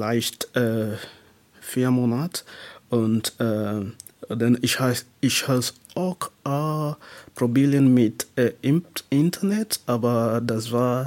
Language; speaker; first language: German; non-native, learner; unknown